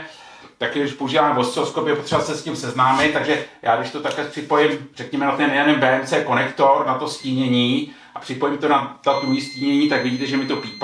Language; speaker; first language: Czech; native; Czech